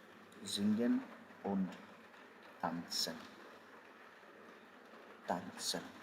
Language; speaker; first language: German; non-native, fluent; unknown